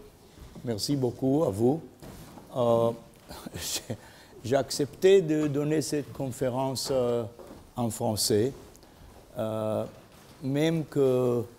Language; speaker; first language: French; non-native, learner; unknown